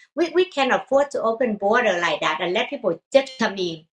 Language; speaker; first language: English; non-native, fluent; Vietnamese